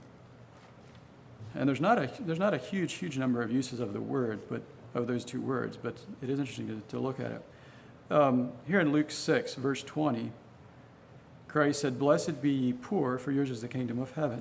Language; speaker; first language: English; native; English